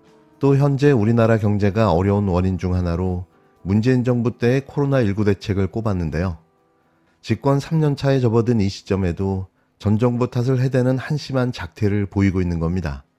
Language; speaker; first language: Korean; native; Korean